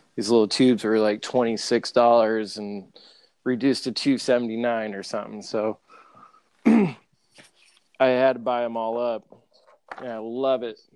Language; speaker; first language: English; native; English